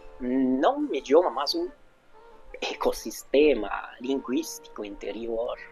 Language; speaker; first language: Portuguese; non-native, fluent; Hungarian